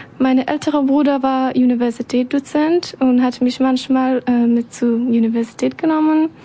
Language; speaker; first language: German; non-native, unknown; Persian